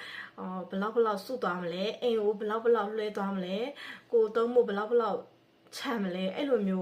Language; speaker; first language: Burmese; native; Burmese